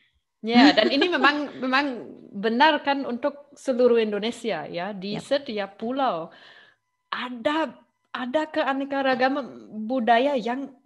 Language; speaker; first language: Indonesian; non-native, fluent; German